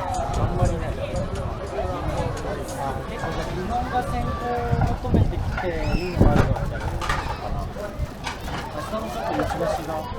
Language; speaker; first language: Japanese; native; Japanese